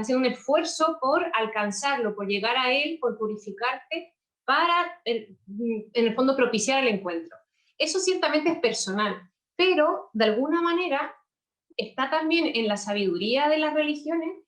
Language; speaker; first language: Spanish; native; Spanish